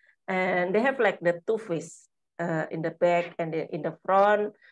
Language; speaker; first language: English; non-native, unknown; Indonesian